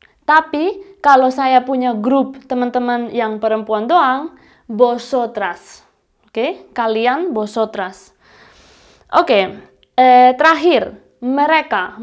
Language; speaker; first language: Indonesian; non-native, fluent; Spanish